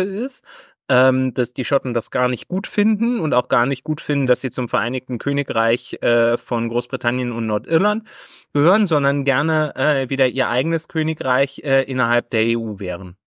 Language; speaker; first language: German; native; German